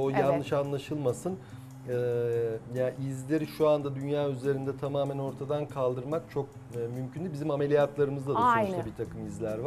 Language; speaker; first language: Turkish; native; Turkish